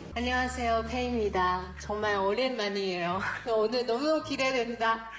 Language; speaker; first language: Korean; non-native, fluent; Chinese